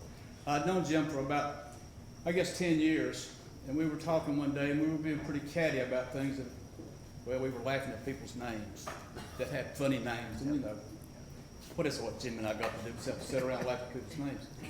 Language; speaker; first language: English; native; English